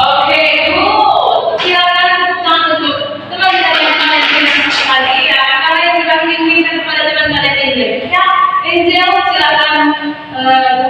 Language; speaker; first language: Indonesian; native; Indonesian